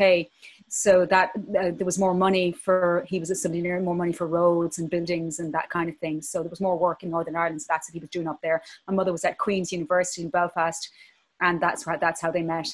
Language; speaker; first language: English; native; English